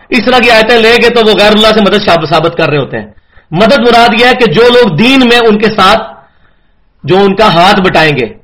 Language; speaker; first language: Urdu; non-native, local second language; Punjabi